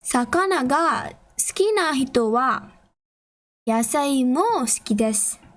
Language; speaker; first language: Japanese; non-native, fluent; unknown